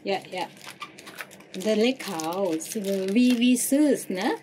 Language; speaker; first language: German; non-native, learner; Thai